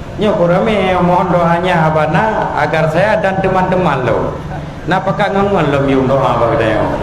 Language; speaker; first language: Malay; non-native, local second language; Achinese